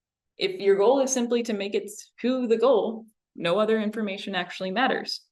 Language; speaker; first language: English; native; English